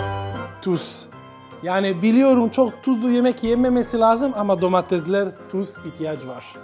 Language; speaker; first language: Turkish; non-native, learner; Italian